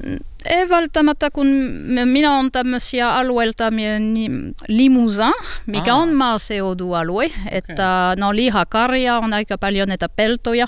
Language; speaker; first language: Finnish; non-native, learner; French